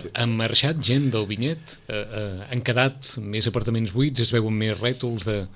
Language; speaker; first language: Catalan; native; Catalan